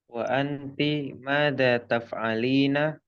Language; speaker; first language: Arabic; non-native, learner; Indonesian